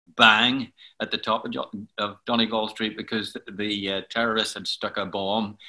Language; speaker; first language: English; native; English